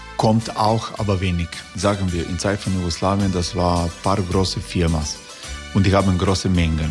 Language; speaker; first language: German; non-native, learner; Croatian